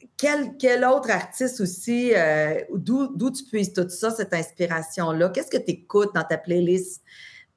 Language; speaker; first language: French; native; French